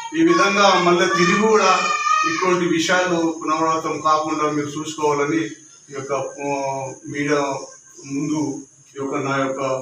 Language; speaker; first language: Telugu; non-native, local second language; Lambadi